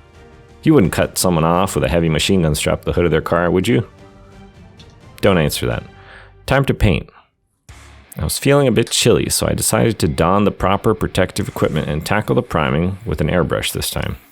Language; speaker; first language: English; native; English